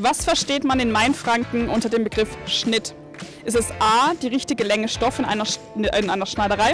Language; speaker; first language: German; native; German